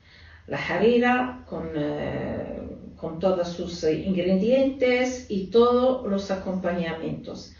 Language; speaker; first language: Spanish; non-native, fluent; Arabic